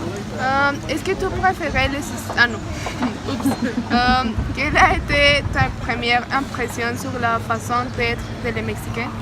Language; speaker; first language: French; non-native, learner; Spanish